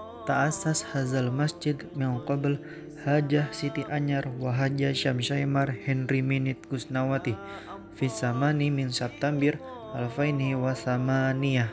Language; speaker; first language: Arabic; non-native, learner; Indonesian